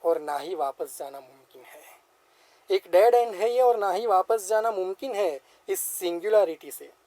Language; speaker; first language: Hindi; non-native, local second language; Gujarati